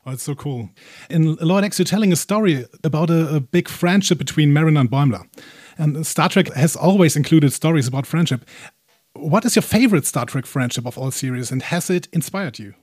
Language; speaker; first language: English; non-native, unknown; German